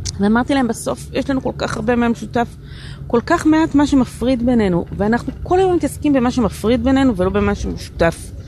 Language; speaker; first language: Hebrew; native; Hebrew